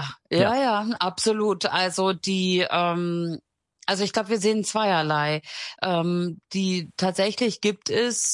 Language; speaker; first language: German; native; German